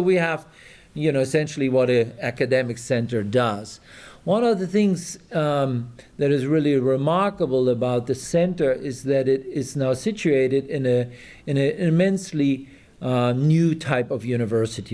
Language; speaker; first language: English; non-native, fluent; German